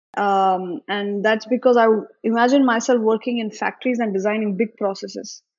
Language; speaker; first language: English; non-native, local second language; Marathi